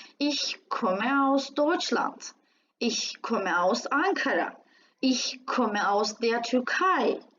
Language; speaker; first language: German; non-native, fluent; Turkish